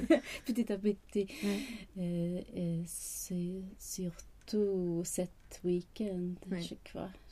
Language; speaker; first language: French; non-native, learner; Swedish